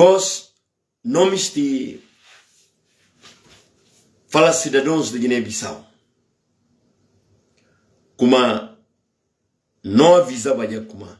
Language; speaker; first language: Portuguese; non-native, local second language; Upper Guinea Crioulo